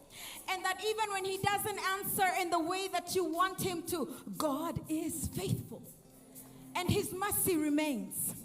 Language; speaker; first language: English; non-native, local second language; Swahili